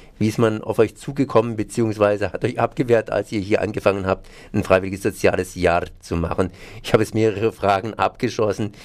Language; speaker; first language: German; native; German